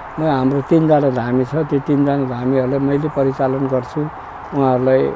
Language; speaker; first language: Nepali; non-native, local second language; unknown